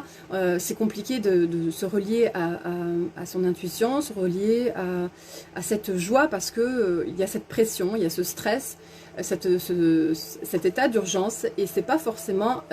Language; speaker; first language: French; native; French